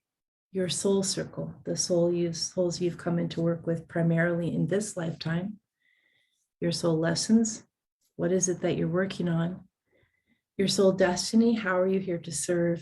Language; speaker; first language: English; native; English